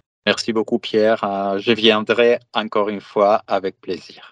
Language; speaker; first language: French; non-native, fluent; Greek